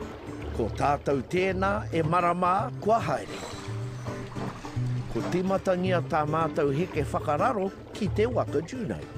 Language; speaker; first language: Māori; non-native, local second language; English